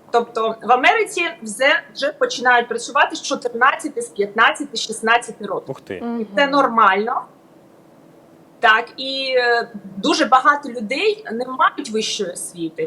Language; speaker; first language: Ukrainian; native; Ukrainian